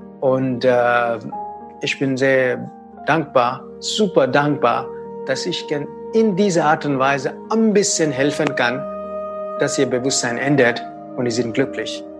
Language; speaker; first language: German; non-native, fluent; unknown